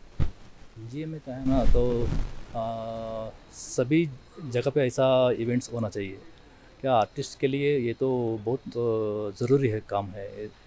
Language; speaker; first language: Hindi; non-native, local second language; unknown